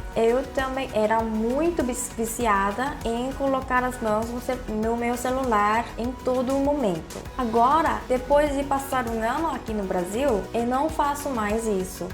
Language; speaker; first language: Portuguese; non-native, fluent; Korean